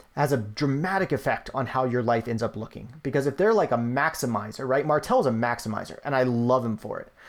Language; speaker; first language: English; native; English